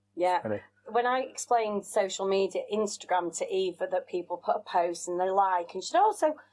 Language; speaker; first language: English; native; English